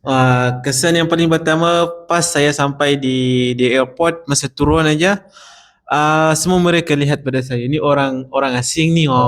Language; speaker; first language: Indonesian; non-native, learner; Arabic